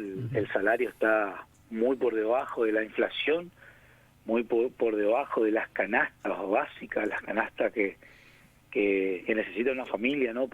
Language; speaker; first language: Spanish; native; Spanish